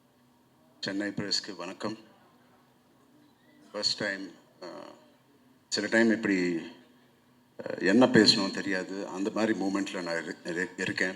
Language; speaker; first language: Tamil; non-native, local second language; Telugu